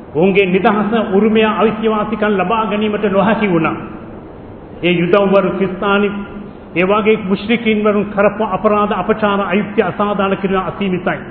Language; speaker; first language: Sinhala; non-native, local second language; Tamil